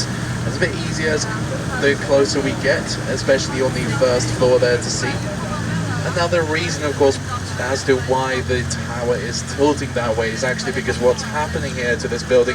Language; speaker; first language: English; non-native, fluent; Swedish